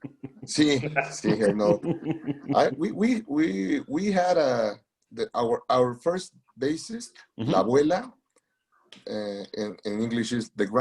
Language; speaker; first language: English; non-native, learner; Spanish